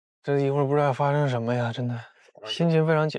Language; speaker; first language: Chinese; native; Chinese